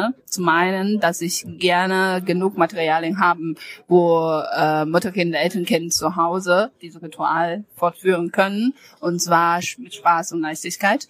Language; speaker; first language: German; non-native, fluent; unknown